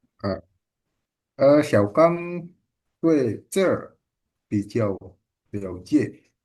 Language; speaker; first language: Chinese; non-native, learner; Indonesian